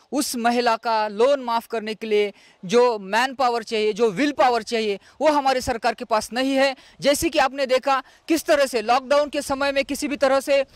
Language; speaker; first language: Hindi; non-native, local second language; Marathi